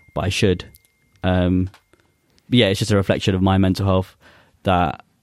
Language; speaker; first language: English; non-native, local second language; Urdu